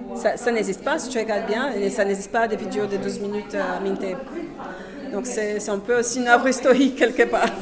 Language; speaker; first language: French; non-native, fluent; Portuguese